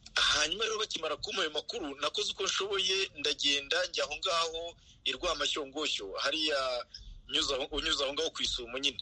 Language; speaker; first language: Kinyarwanda; native; Kinyarwanda